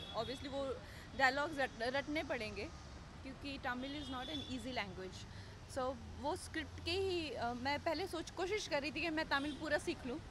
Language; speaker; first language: Hindi; native; Hindi